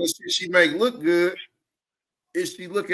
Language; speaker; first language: English; native; English